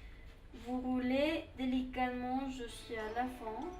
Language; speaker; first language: French; non-native, learner; Spanish